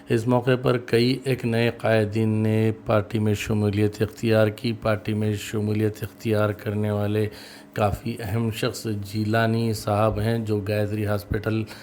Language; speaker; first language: Urdu; native; Urdu